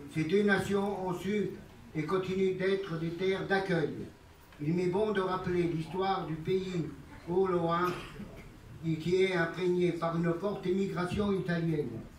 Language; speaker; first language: French; early bilingual, other home language; Italian